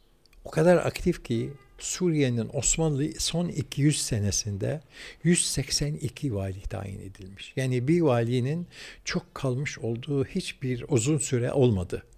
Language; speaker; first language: Turkish; early bilingual, heritage; Turkish